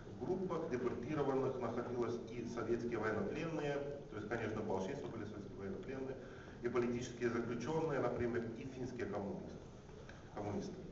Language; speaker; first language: Russian; non-native, fluent; Finnish